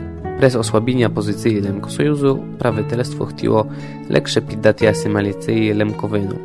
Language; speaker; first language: Polish; non-native, local second language; Rusyn